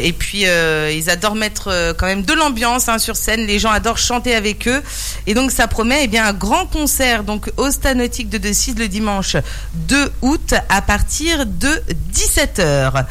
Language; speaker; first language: French; native; French